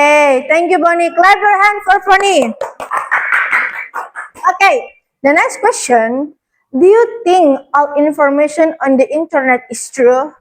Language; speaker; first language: English; non-native, learner; Indonesian